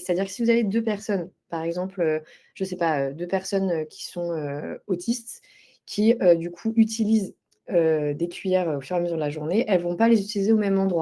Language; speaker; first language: French; native; French